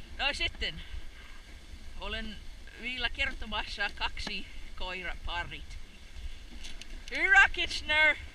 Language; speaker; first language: Finnish; non-native, learner; English